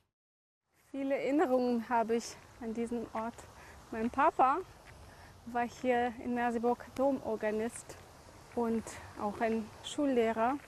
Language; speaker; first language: German; native; German